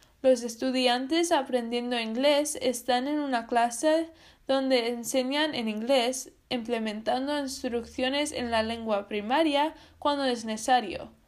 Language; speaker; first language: Spanish; non-native, fluent; English